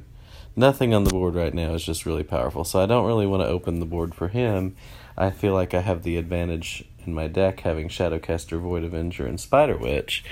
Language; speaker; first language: English; native; English